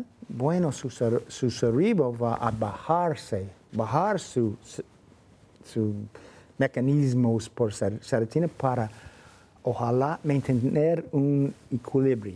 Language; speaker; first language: Spanish; non-native, fluent; English